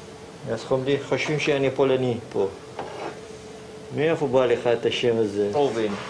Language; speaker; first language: Hebrew; non-native, fluent; Arabic